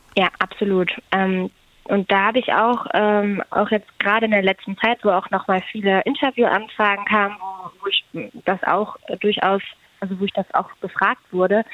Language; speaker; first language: German; native; German